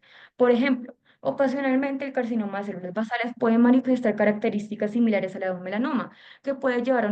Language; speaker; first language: Spanish; native; Spanish